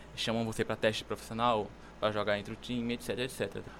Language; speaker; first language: Portuguese; native; Portuguese